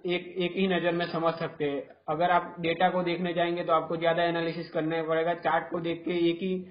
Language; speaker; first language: Hindi; non-native, local second language; Gujarati